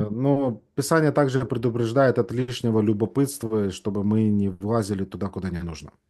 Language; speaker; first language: Russian; native; Russian